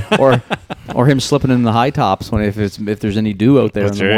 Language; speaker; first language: English; native; English